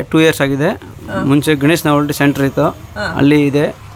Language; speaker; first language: Kannada; non-native, local second language; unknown